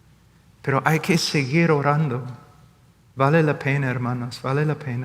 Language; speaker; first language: Spanish; non-native, fluent; English